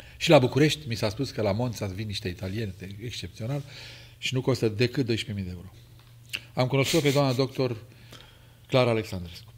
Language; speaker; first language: Romanian; native; Romanian